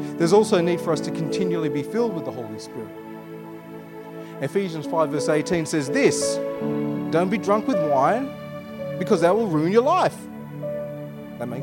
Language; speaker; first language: English; native; English